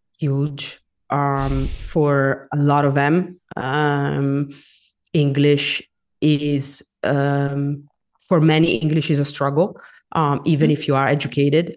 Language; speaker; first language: English; non-native, fluent; Italian